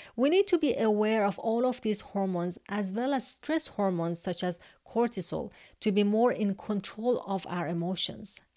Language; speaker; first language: English; non-native, fluent; Persian